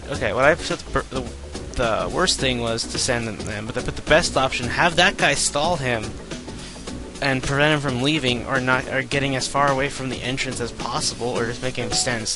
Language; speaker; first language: English; native; English